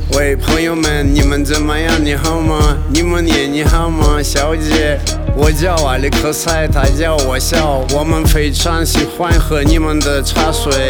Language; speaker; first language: Chinese; non-native, learner; Russian